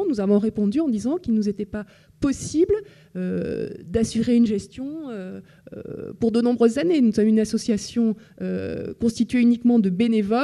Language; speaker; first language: French; native; French